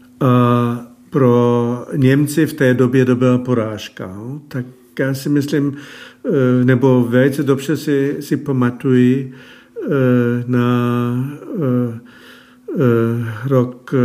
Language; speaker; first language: Czech; non-native, fluent; German